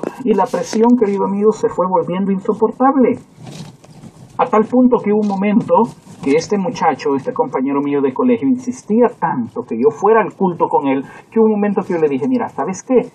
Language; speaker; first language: Spanish; native; Spanish